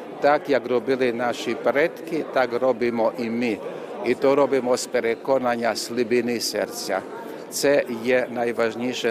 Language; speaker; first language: Ukrainian; early bilingual, heritage; Ukrainian